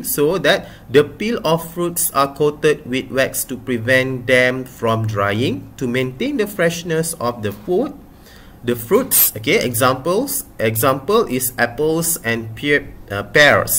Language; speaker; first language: English; non-native, local second language; Malay